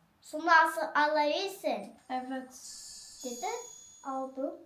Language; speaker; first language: Turkish; early bilingual, heritage; German